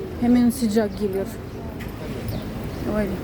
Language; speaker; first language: Turkish; non-native, fluent; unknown